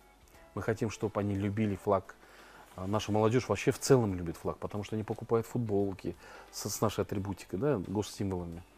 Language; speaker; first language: Russian; native; Russian